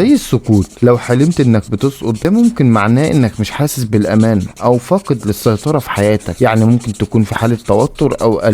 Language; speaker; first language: Arabic; native; Arabic